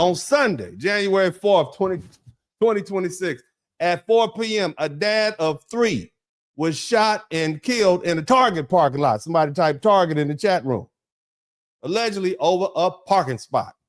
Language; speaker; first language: English; native; English